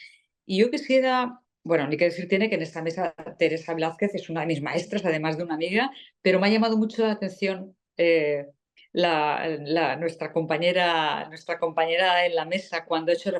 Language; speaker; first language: Spanish; native; Spanish